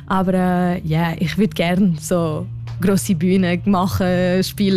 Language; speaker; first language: German; non-native, local second language; French